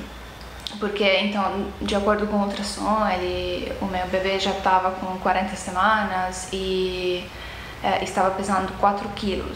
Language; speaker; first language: Portuguese; non-native, fluent; Estonian